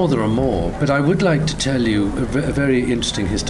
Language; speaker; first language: English; native; English